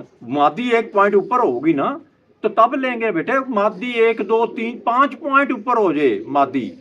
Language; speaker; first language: Hindi; non-native, local second language; Punjabi